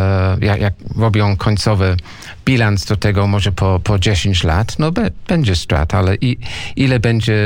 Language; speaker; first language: Polish; non-native, fluent; English